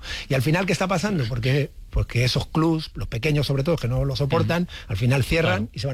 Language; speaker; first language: Spanish; native; Spanish